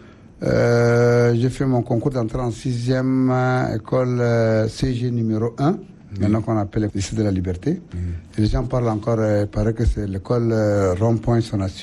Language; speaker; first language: French; non-native, local second language; Arabic